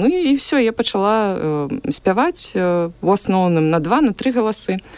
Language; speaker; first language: Belarusian; non-native, local second language; Russian